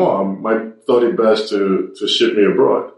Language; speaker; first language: English; non-native, local second language; Yoruba